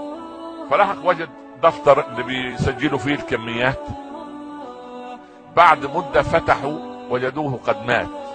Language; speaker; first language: Arabic; native; Arabic